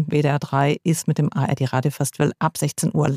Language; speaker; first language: German; native; German